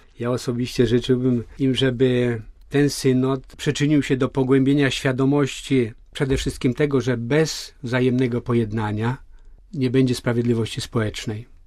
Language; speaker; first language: Polish; native; Polish